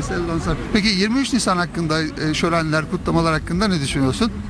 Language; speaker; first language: Turkish; native; Turkish